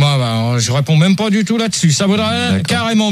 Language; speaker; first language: French; native; French